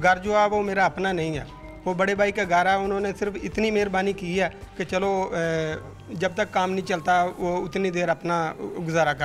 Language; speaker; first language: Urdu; non-native, local second language; Punjabi